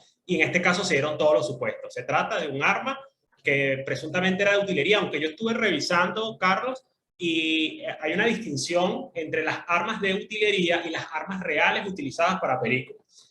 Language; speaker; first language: Spanish; native; Spanish